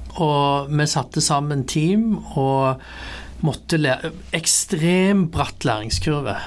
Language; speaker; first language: Norwegian; early bilingual, other home language; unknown